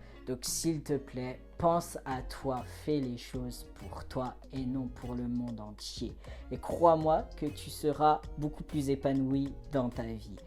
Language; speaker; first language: French; native; French